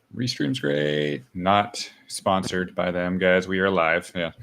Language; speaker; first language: English; native; English